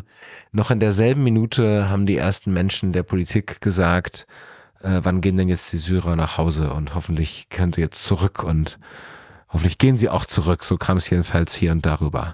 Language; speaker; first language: German; native; German